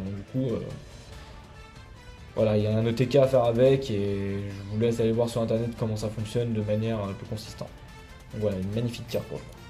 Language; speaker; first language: French; native; French